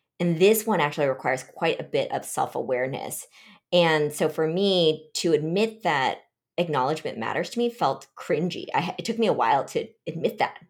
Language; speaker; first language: English; early bilingual, other home language; Vietnamese